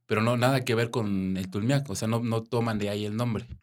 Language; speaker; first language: Spanish; native; Spanish